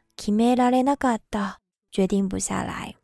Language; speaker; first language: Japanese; non-native, fluent; Chinese